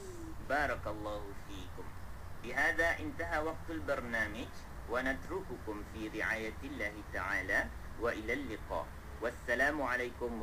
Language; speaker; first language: Arabic; non-native, fluent; Malay